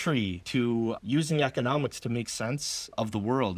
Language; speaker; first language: English; native; English